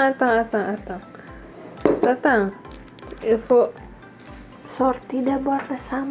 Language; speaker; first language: French; non-native, learner; Indonesian